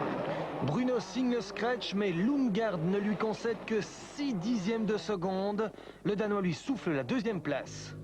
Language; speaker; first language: French; native; French